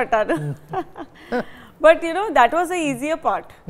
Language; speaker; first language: Telugu; non-native, fluent; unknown